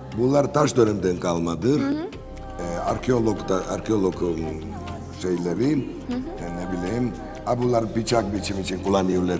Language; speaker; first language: Turkish; non-native, learner; Georgian